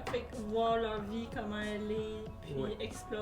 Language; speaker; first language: French; native; French